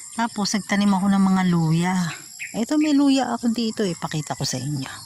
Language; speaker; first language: Filipino; native; Filipino